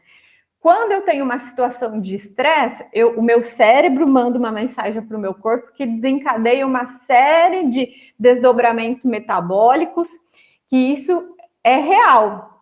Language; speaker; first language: Portuguese; native; Portuguese